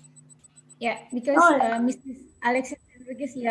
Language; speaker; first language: English; non-native, learner; Indonesian